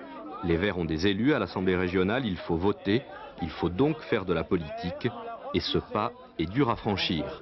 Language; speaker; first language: French; native; French